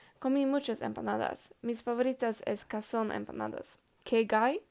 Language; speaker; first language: Spanish; non-native, learner; Swedish